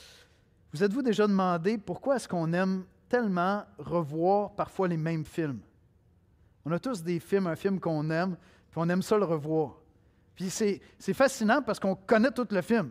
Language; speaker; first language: French; native; French